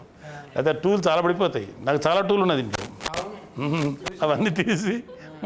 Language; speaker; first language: Telugu; native; Telugu